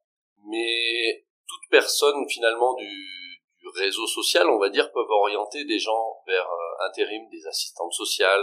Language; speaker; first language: French; native; French